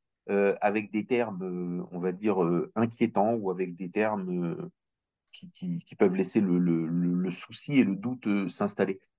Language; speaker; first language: French; native; French